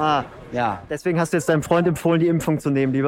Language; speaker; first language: German; native; German